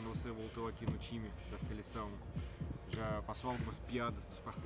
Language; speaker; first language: Portuguese; non-native, fluent; Russian